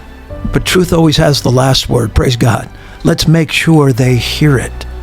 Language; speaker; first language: English; native; English